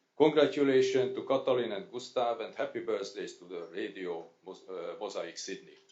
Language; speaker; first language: English; non-native, fluent; Hungarian